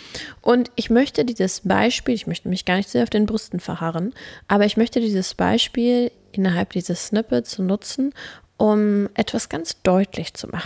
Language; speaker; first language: German; native; German